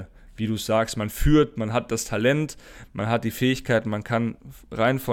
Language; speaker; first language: German; native; German